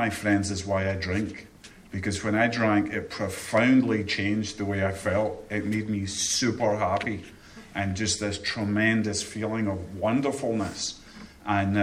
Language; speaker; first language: English; native; English